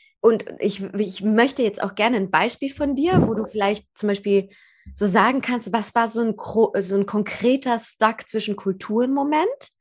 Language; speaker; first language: German; native; German